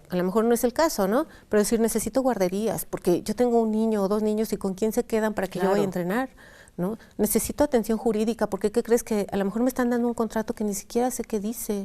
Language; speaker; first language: Spanish; native; Spanish